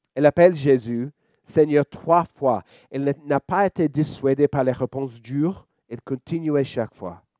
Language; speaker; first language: French; non-native, fluent; English